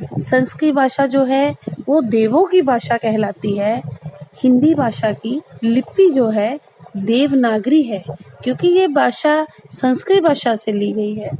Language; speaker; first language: Hindi; native; Hindi